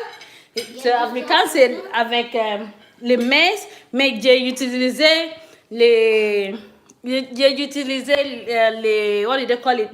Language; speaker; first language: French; non-native, learner; English